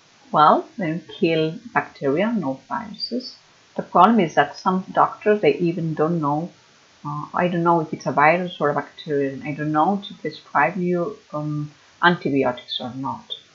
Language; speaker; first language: English; non-native, fluent; Catalan